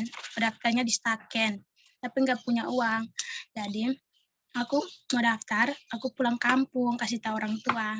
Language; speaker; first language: Indonesian; non-native, local second language; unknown